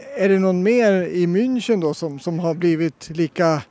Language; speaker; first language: Swedish; native; Swedish